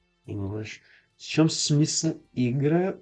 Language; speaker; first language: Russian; non-native, learner; English